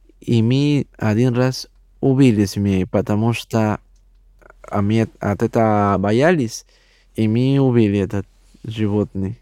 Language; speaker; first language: Russian; non-native, learner; Spanish